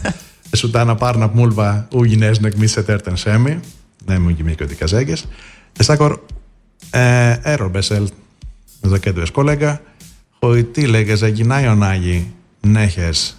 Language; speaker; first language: Hungarian; non-native, fluent; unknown